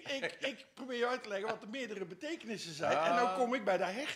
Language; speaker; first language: Dutch; native; Dutch